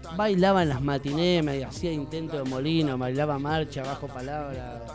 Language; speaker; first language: Spanish; native; Spanish